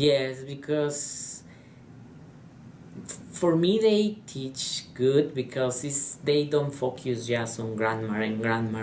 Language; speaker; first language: English; non-native, learner; Spanish